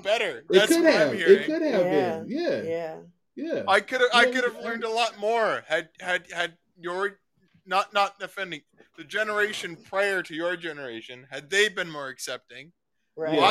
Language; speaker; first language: English; native; English